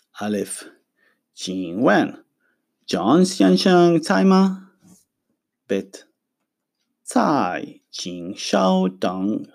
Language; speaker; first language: Chinese; non-native, fluent; Hebrew